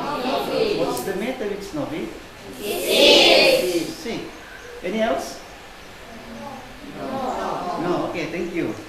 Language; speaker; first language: English; non-native, learner; Indonesian